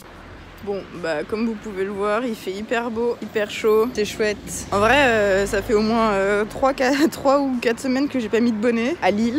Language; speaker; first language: French; native; French